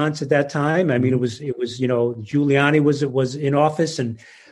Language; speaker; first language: English; native; English